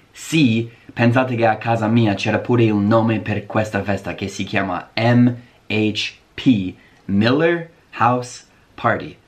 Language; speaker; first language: Italian; non-native, fluent; English